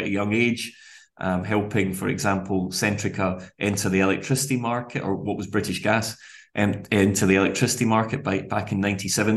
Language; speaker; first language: English; native; English